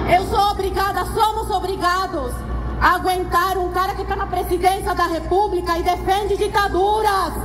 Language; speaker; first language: Portuguese; early bilingual, other home language; Spanish